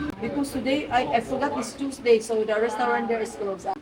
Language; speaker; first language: English; non-native, learner; Korean